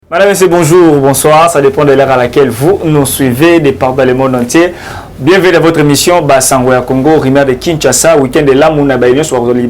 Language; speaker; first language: French; non-native, local second language; Lingala